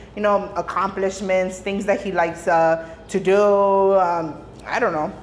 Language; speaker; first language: English; early bilingual, other home language; Spanish